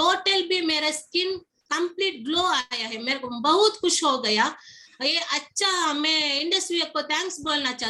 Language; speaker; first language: Hindi; non-native, local second language; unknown